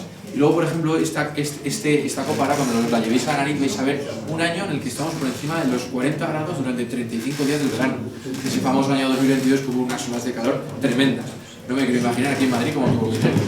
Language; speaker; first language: Spanish; native; Spanish